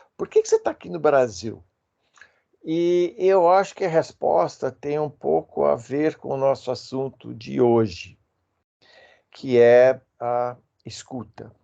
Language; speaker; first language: Portuguese; non-native, fluent; English